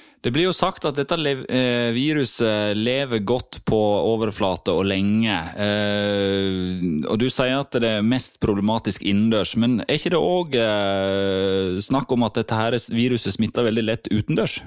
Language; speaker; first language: Norwegian; native; Norwegian